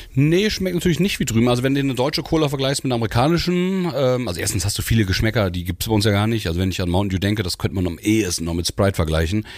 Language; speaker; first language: German; native; German